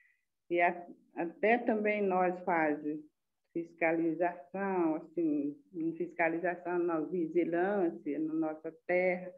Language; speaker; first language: Portuguese; non-native, local second language; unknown